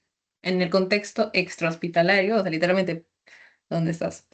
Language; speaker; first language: Spanish; native; Spanish